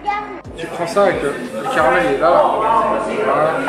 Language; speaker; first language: French; native; French